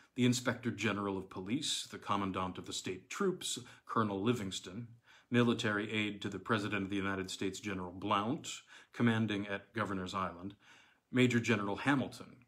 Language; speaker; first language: English; native; English